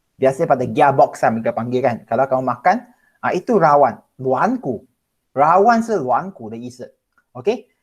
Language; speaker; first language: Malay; non-native, local second language; Chinese